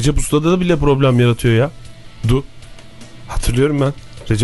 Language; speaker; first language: Turkish; native; Turkish